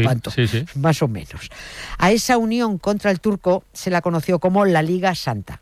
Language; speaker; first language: Spanish; native; Spanish